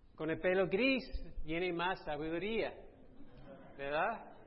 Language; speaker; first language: Spanish; non-native, fluent; English